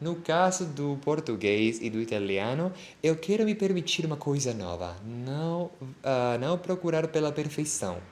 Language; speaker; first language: Portuguese; non-native, fluent; Spanish